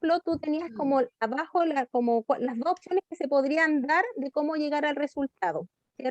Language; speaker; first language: Spanish; native; Spanish